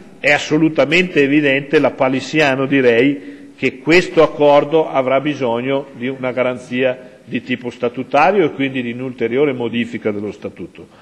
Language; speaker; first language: Italian; native; Italian